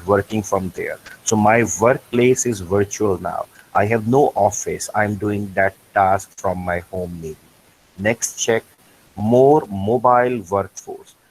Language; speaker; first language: English; non-native, local second language; Urdu